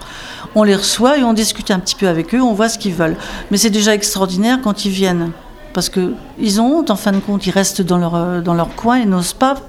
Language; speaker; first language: French; native; French